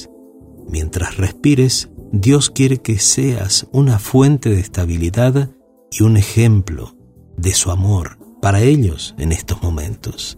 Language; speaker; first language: Spanish; native; Spanish